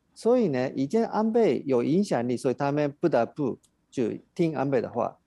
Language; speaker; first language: Chinese; non-native, fluent; Japanese